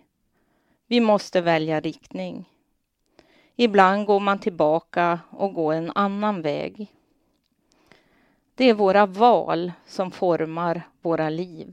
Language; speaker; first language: Swedish; native; Swedish